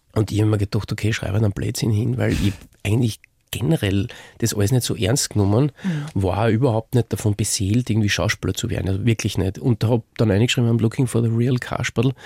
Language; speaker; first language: German; native; German